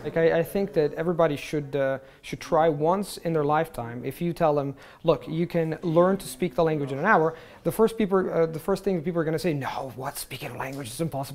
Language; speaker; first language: English; non-native, fluent; Italian